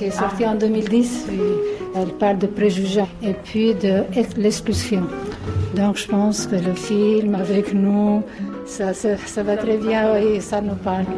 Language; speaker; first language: French; non-native, fluent; Albanian